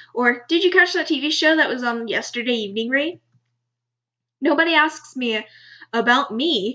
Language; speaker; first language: English; native; English